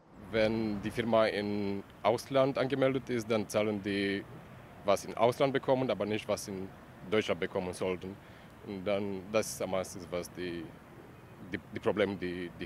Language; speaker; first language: German; non-native, fluent; Romanian